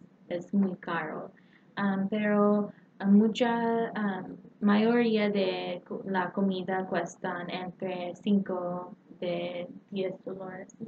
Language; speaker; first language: Spanish; non-native, learner; English